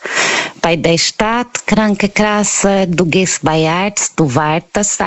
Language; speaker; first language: German; non-native, learner; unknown